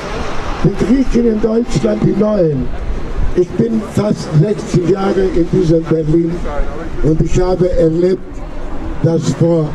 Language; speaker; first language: German; non-native, fluent; Greek